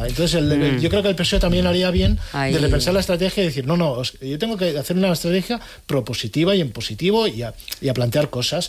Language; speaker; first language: Spanish; native; Spanish